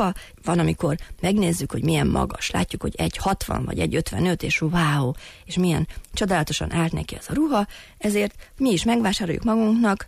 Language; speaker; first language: Hungarian; native; Hungarian